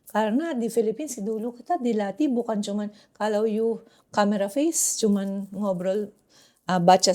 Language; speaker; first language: Indonesian; non-native, fluent; Filipino